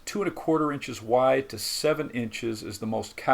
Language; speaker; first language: English; native; English